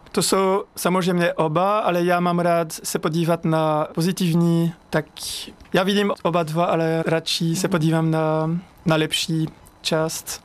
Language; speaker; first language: Czech; non-native, fluent; French